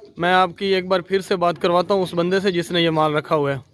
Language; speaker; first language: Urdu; non-native, local second language; Punjabi